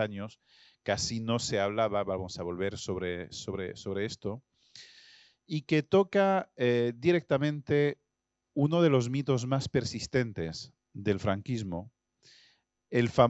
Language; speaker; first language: Spanish; non-native, fluent; French